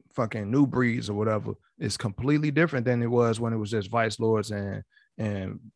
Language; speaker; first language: English; native; English